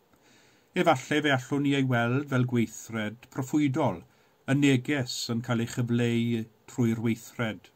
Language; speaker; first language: Welsh; native; Welsh